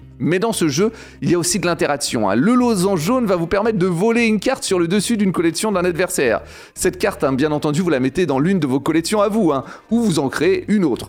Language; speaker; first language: French; native; French